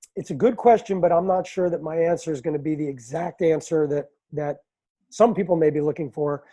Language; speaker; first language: English; native; English